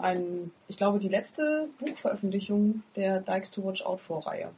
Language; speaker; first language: German; native; German